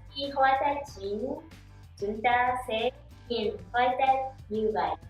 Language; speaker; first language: Vietnamese; non-native, learner; Japanese